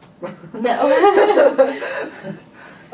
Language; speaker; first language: English; non-native, learner; Arabic